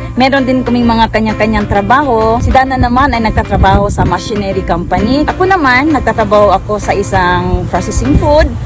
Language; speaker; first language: Filipino; non-native, local second language; Cebuano